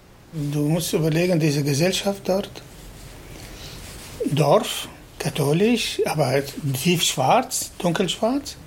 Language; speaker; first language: German; non-native, fluent; Arabic